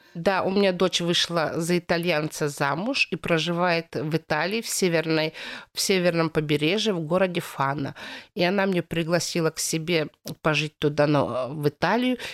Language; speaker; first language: Russian; native; Russian